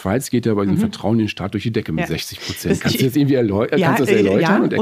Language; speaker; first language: German; native; German